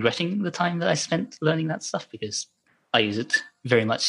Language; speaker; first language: English; non-native, local second language; Japanese